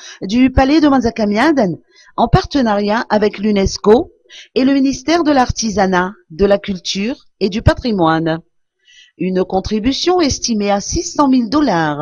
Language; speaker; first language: French; non-native, local second language; Malagasy